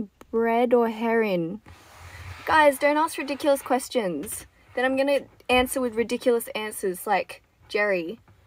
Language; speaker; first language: English; early bilingual, other home language; Korean